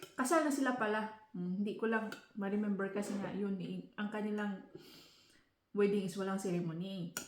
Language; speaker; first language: Filipino; non-native, local second language; Cebuano